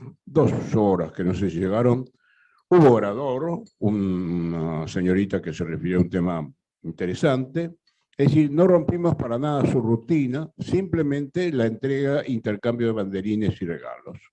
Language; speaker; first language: Spanish; native; Spanish